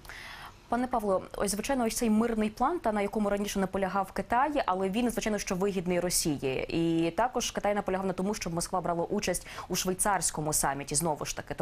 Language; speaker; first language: Ukrainian; native; Ukrainian